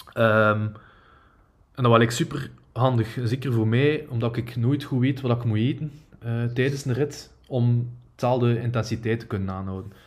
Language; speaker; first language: Dutch; native; Dutch